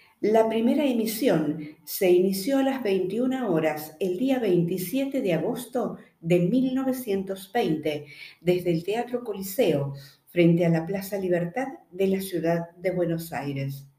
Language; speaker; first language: Spanish; native; Spanish